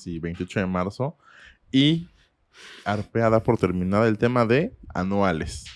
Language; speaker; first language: Spanish; native; Spanish